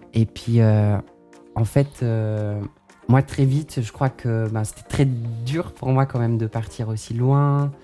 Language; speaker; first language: French; native; French